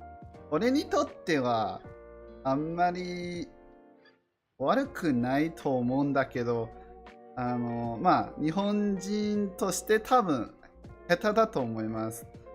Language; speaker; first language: Japanese; non-native, learner; English